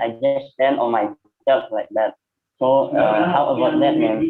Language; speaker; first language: English; non-native, learner; Indonesian